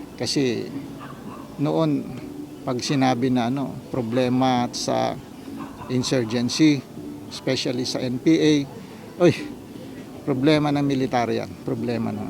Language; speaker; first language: Filipino; non-native, local second language; Iloko